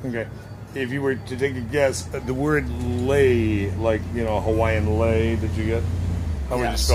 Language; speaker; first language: English; native; English